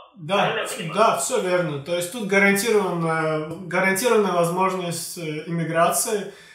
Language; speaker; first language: Russian; non-native, local second language; Azerbaijani